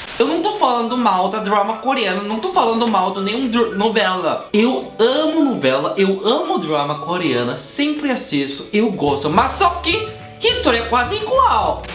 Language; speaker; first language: Portuguese; non-native, fluent; Korean